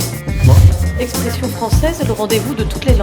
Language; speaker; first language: French; native; French